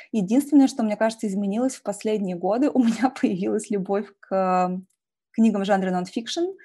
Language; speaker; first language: Russian; native; Russian